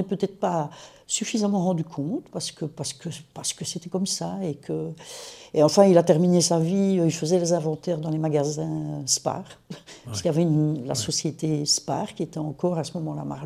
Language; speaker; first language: French; native; French